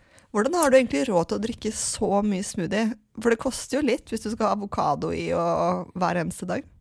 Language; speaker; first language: Norwegian; native; Norwegian